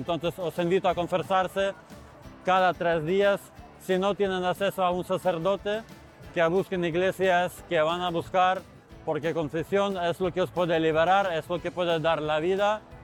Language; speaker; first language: Spanish; non-native, fluent; Ukrainian